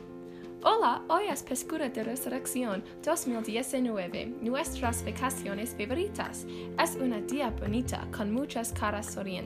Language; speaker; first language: Spanish; non-native, learner; English